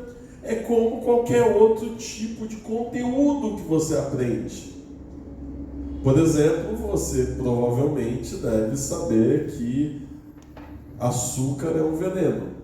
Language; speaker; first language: Portuguese; native; Portuguese